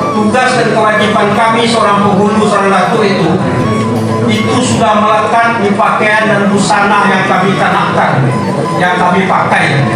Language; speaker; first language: Indonesian; non-native, local second language; Minangkabau